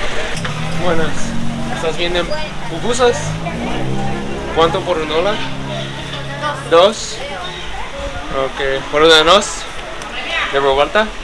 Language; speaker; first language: Spanish; non-native, learner; English